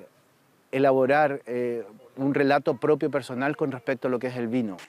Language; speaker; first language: Spanish; native; Spanish